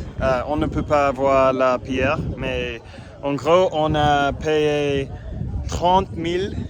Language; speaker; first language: French; non-native, learner; English